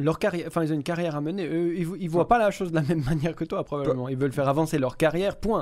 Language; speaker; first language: French; native; French